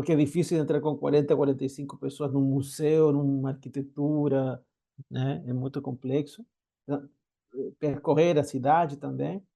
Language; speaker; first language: Portuguese; non-native, fluent; Spanish